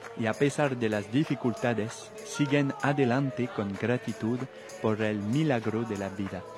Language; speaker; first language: Spanish; non-native, fluent; French